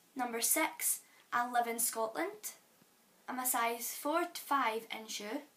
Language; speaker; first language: English; native; English